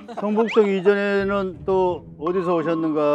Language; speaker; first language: Korean; native; Korean